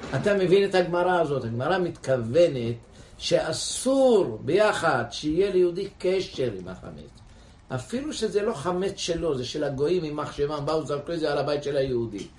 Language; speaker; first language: Hebrew; non-native, fluent; English